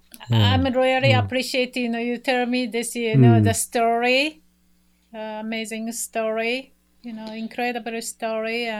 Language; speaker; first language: English; non-native, fluent; Japanese